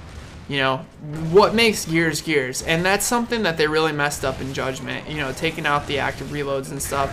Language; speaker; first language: English; native; English